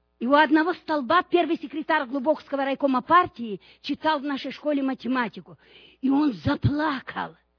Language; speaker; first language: Russian; non-native, local second language; Romanian